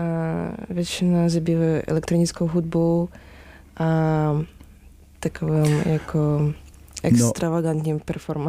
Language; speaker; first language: Czech; non-native, fluent; Ukrainian